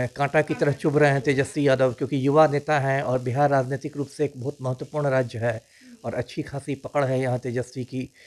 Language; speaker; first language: Hindi; native; Hindi